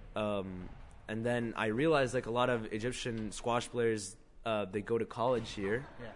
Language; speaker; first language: English; non-native, fluent; Arabic